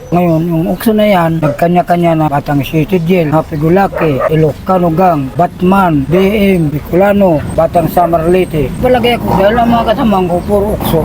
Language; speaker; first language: Filipino; non-native, local second language; Waray